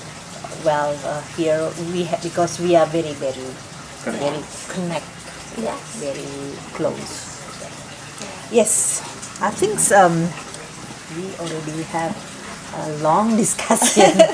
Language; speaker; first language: English; non-native, local second language; Indonesian